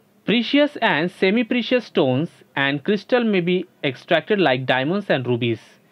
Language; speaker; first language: English; non-native, local second language; Bangla